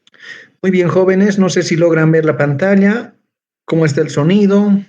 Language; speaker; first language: Spanish; native; Spanish